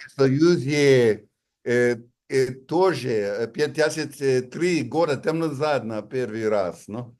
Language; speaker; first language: Russian; non-native, learner; English